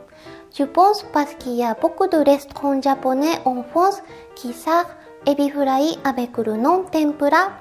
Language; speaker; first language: French; non-native, learner; Japanese